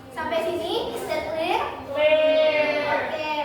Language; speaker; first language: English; non-native, learner; Indonesian